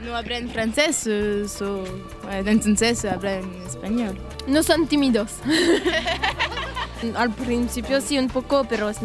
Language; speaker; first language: Spanish; non-native, learner; French